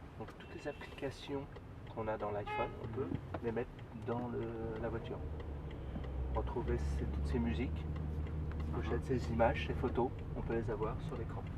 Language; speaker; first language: French; native; French